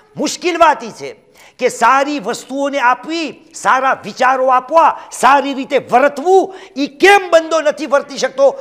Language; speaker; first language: Gujarati; early bilingual, heritage; Gujarati